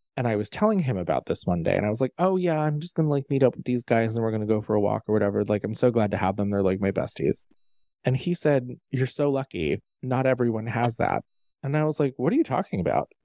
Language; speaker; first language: English; native; English